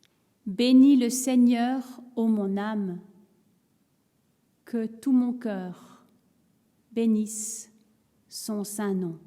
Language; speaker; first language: French; native; French